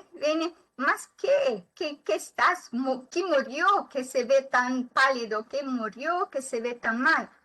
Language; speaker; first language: Spanish; non-native, learner; Portuguese